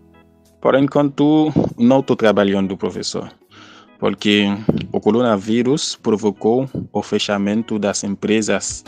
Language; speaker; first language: Portuguese; non-native, fluent; Haitian Creole